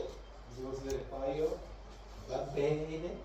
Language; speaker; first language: Italian; native; Italian